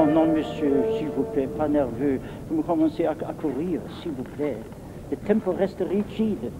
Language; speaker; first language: French; non-native, fluent; German